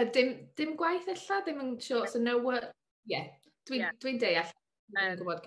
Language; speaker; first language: Welsh; non-native, learner; English